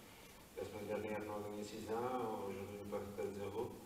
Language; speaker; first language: French; non-native, learner; Portuguese